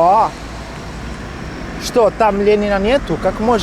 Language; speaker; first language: Russian; non-native, fluent; Italian